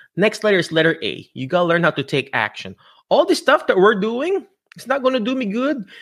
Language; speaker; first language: English; non-native, local second language; Filipino